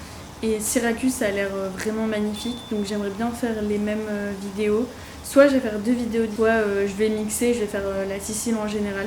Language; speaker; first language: French; native; French